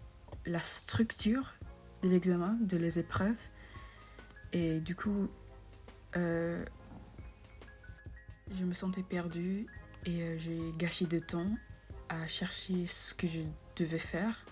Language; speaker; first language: French; non-native, fluent; English